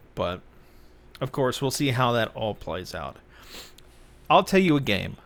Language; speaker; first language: English; native; English